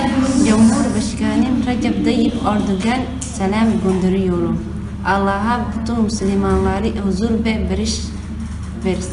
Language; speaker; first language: Turkish; non-native, learner; Somali